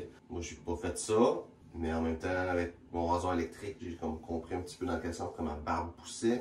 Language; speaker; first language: French; native; French